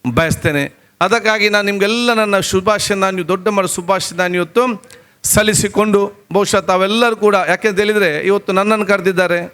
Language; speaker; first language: Kannada; non-native, local second language; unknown